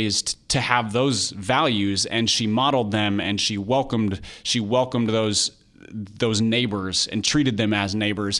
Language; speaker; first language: English; native; English